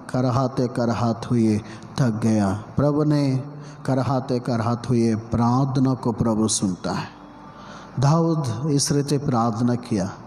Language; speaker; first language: Hindi; non-native, local second language; Telugu